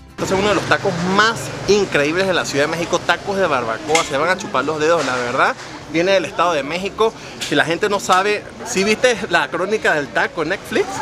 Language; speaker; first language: Spanish; native; Spanish